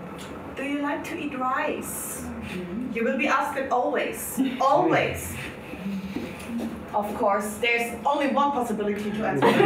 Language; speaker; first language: English; non-native, fluent; German